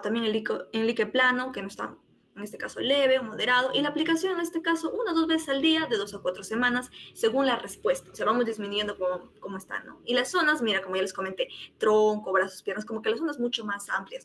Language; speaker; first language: Spanish; native; Spanish